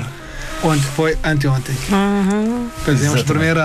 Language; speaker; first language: Portuguese; non-native, learner; Arabic